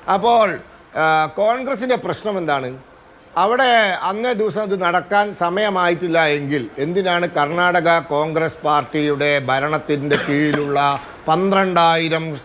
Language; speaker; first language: Malayalam; native; Malayalam